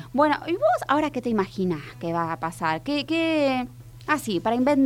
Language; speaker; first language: Spanish; native; Spanish